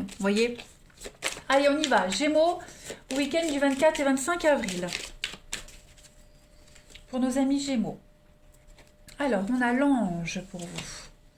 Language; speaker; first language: French; native; French